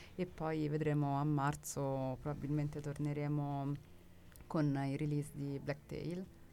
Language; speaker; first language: Italian; native; Italian